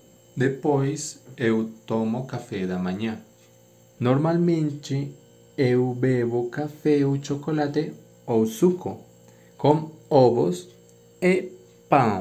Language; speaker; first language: Portuguese; non-native, learner; Spanish